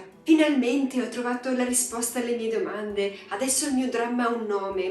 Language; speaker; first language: Italian; native; Italian